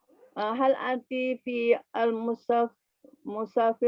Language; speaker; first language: Arabic; non-native, learner; Malay